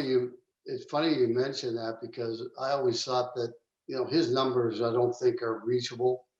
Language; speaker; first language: English; native; English